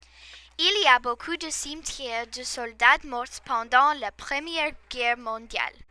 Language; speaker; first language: French; non-native, learner; English